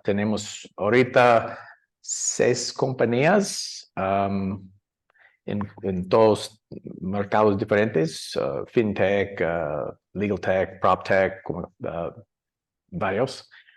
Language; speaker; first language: Spanish; non-native, learner; English